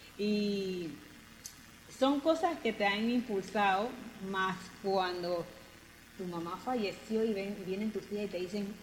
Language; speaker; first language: Spanish; non-native, local second language; English